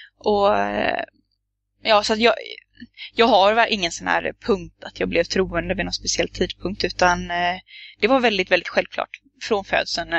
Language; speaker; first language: Swedish; native; Swedish